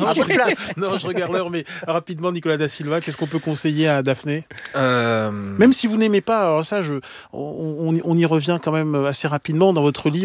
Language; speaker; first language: French; native; French